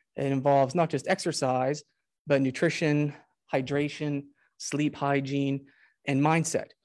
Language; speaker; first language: English; native; English